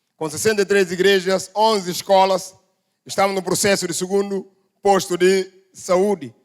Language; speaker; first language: Portuguese; non-native, local second language; Upper Guinea Crioulo